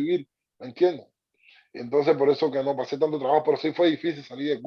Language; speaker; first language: Spanish; native; Spanish